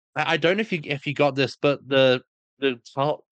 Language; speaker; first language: English; native; English